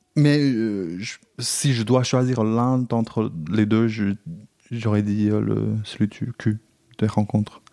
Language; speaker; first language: French; non-native, fluent; Chinese